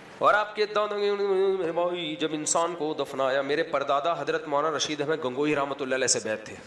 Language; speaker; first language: Urdu; native; Urdu